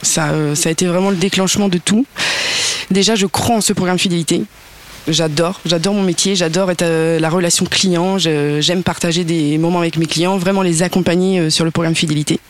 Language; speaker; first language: French; native; French